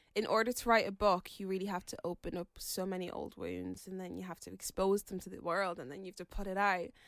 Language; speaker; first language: English; native; English